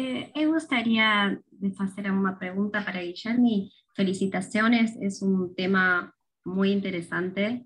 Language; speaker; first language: Portuguese; non-native, fluent; Spanish